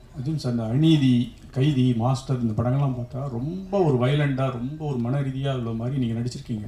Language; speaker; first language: Tamil; native; Tamil